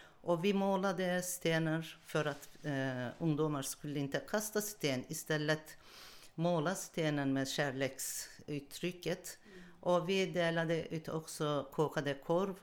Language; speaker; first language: Swedish; non-native, learner; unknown